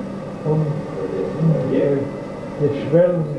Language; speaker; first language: German; early bilingual, heritage; German